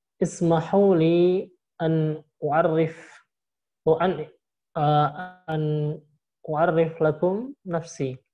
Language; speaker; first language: Arabic; non-native, learner; Indonesian